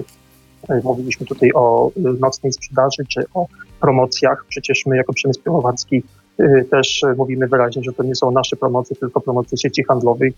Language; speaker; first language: Polish; native; Polish